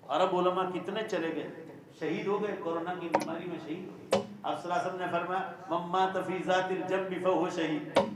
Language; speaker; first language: Urdu; non-native, local second language; Gujarati